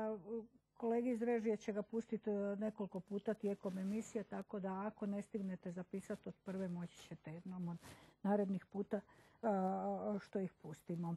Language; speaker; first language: Croatian; native; Croatian